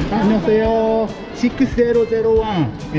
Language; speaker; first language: Korean; non-native, learner; Japanese